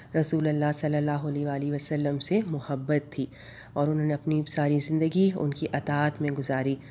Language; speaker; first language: Urdu; native; Urdu